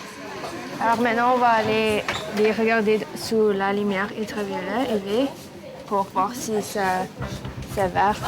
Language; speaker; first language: French; non-native, local second language; English